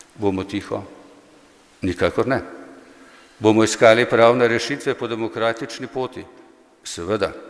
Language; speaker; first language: Slovenian; native; Slovenian